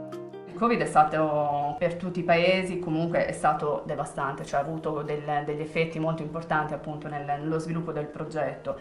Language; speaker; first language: Italian; native; Italian